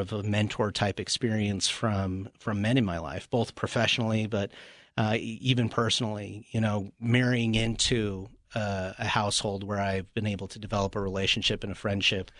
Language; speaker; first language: English; native; English